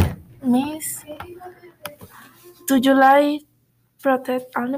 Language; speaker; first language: English; non-native, learner; Spanish